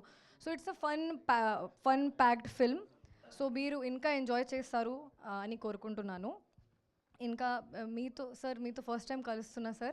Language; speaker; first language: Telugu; non-native, local second language; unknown